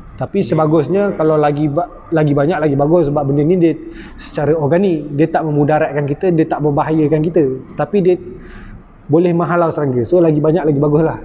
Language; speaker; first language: Malay; native; Malay